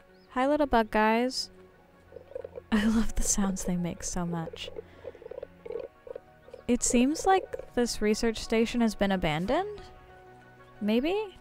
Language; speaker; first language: English; native; English